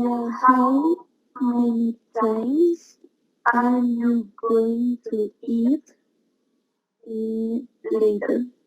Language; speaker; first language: English; non-native, learner; Spanish